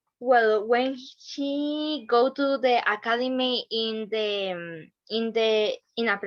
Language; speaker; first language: English; non-native, learner; Spanish